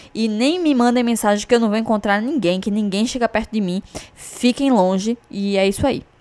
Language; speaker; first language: Portuguese; native; Portuguese